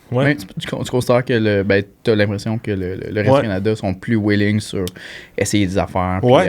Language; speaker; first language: French; native; French